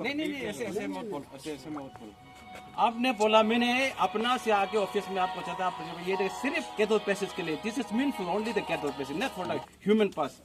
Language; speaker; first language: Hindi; non-native, local second language; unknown